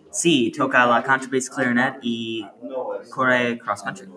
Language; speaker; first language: Spanish; non-native, learner; English